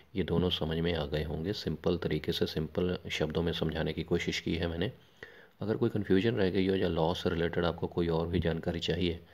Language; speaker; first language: Hindi; non-native, local second language; Punjabi